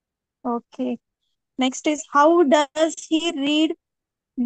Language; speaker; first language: English; non-native, learner; Marathi